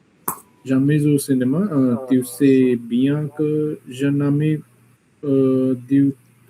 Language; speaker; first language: French; non-native, learner; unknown